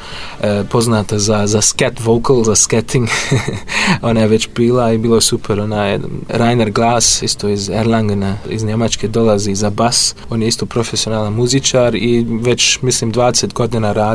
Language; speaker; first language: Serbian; non-native, fluent; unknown